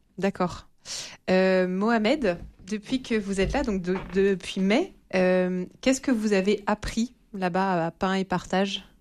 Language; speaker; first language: French; native; French